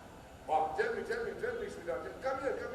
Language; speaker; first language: English; non-native, local second language; Hindi